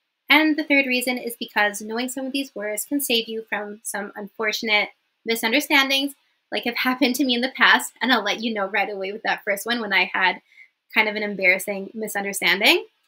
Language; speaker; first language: English; native; English